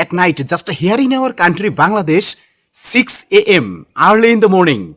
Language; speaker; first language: English; non-native, learner; Bangla